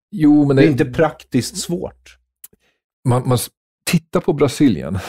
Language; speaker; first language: Swedish; non-native, fluent; English